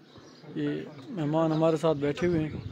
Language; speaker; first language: Hindi; non-native, local second language; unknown